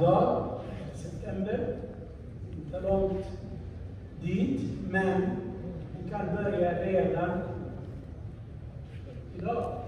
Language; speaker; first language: Swedish; non-native, learner; Arabic